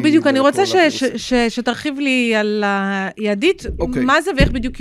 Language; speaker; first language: Hebrew; native; Hebrew